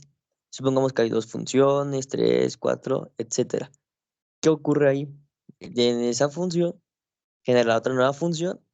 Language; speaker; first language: Spanish; native; Spanish